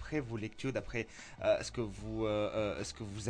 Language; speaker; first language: French; native; French